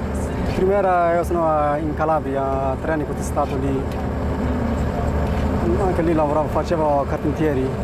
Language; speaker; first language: Italian; non-native, learner; Kurdish